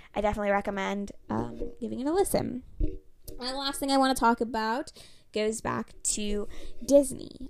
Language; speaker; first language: English; native; English